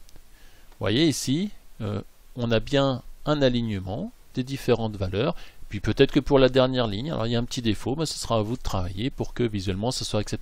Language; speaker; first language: French; native; French